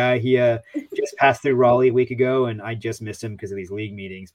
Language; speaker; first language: English; native; English